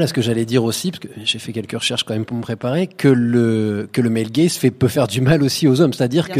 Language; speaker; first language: French; native; French